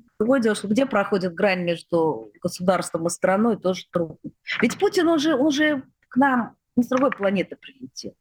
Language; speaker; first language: Russian; native; Russian